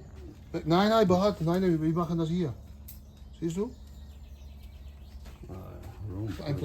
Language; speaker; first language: German; non-native, learner; Dutch